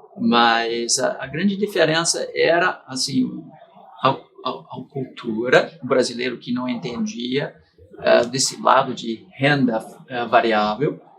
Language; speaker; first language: Portuguese; non-native, fluent; English